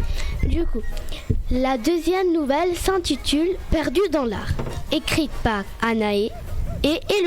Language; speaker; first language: French; native; French